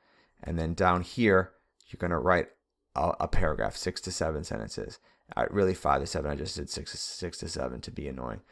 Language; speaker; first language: English; native; English